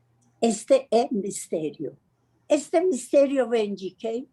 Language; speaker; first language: Portuguese; non-native, learner; Persian